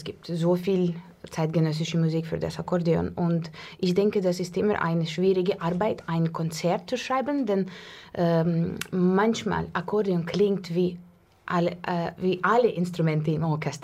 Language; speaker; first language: German; non-native, fluent; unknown